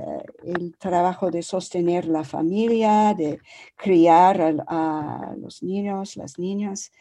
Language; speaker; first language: Spanish; non-native, fluent; English